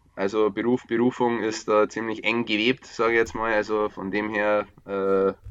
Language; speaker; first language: German; native; German